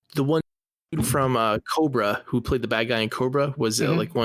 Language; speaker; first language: English; native; English